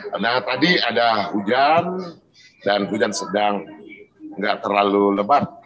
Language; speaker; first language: Indonesian; native; Indonesian